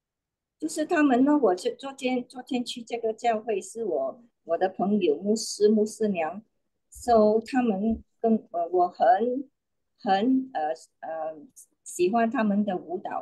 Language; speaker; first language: Chinese; non-native, learner; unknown